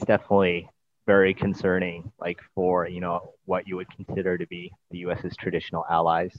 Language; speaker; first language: English; native; English